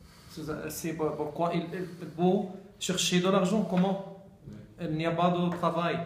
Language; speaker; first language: French; non-native, learner; Arabic